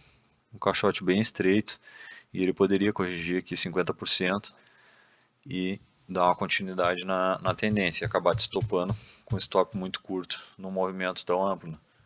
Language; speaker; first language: Portuguese; native; Portuguese